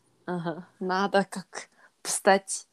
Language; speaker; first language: Russian; non-native, learner; Korean